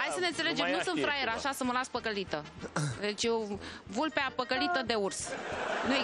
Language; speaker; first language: Romanian; native; Romanian